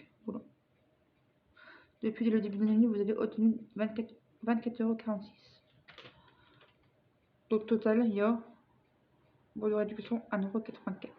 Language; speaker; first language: French; native; French